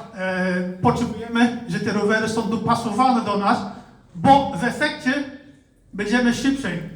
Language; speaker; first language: Polish; non-native, fluent; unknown